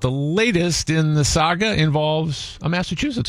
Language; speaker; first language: English; native; English